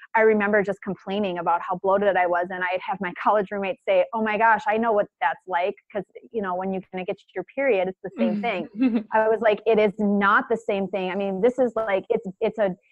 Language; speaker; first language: English; native; English